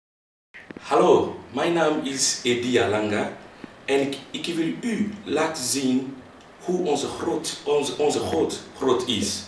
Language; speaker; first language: Dutch; non-native, fluent; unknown